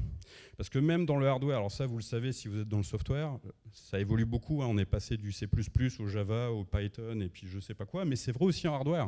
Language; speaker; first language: French; native; French